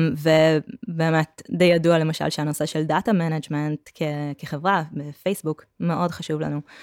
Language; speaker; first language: Hebrew; native; Hebrew